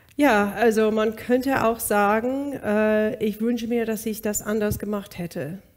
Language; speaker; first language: German; non-native, fluent; English